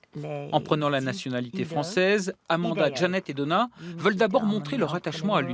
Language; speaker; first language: French; native; French